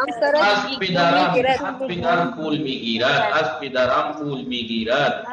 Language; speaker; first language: Persian; non-native, fluent; Urdu